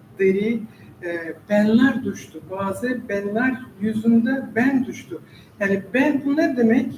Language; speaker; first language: Turkish; non-native, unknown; Russian